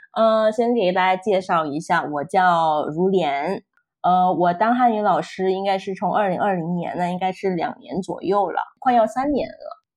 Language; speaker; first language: Chinese; non-native, fluent; Min Nan Chinese